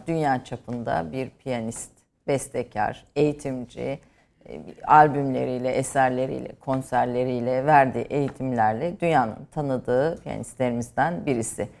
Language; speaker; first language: Turkish; native; Turkish